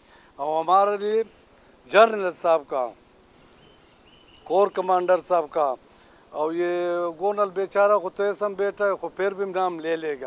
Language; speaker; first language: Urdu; non-native, local second language; Pashto